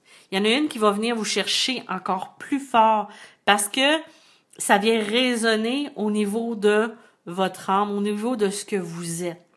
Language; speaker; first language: French; native; French